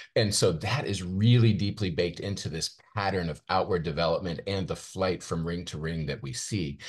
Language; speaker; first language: English; native; English